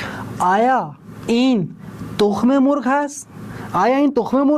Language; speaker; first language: Persian; non-native, fluent; Urdu